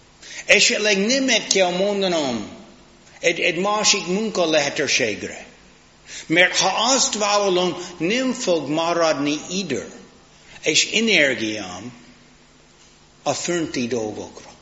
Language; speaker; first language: Hungarian; non-native, fluent; English